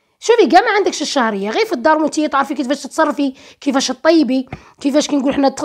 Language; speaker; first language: Arabic; native; Arabic